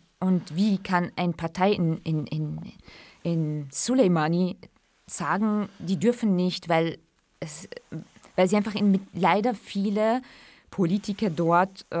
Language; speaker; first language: German; non-native, fluent; Kurdish